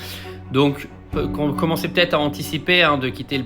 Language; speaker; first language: French; native; French